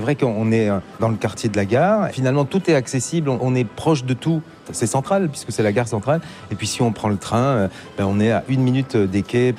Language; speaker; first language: French; native; French